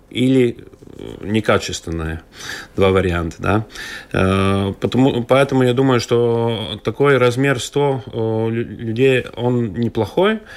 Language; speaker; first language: Russian; non-native, local second language; Latvian